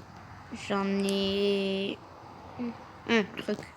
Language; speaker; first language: French; native; French